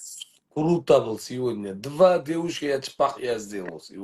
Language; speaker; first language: Russian; non-native, learner; Uzbek